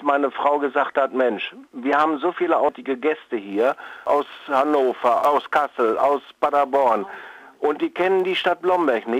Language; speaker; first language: German; native; German